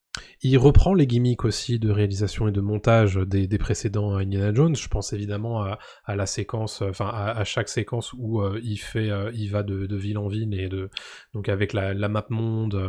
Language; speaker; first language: French; native; French